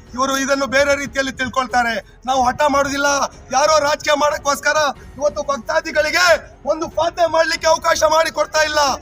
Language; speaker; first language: Kannada; non-native, local second language; Urdu